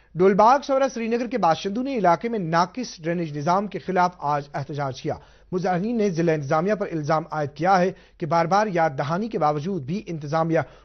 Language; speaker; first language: Urdu; non-native, local second language; Kashmiri